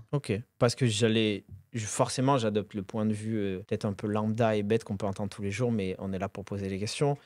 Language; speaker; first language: French; native; French